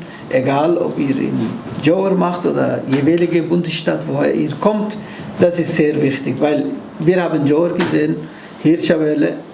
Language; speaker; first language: German; non-native, fluent; Somali